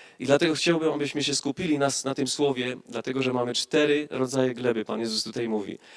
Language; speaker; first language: Polish; native; Polish